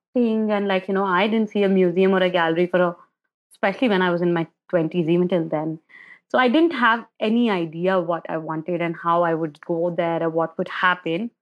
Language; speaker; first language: English; non-native, local second language; Hindi